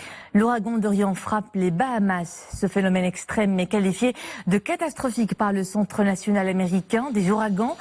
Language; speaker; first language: French; non-native, local second language; Arabic